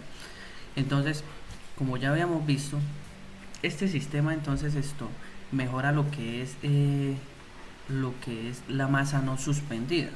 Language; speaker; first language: Spanish; native; Spanish